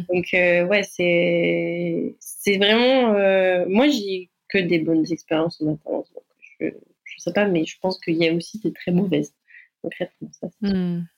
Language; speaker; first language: French; native; French